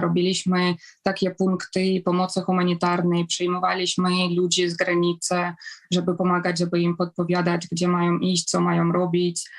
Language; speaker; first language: Polish; non-native, fluent; Ukrainian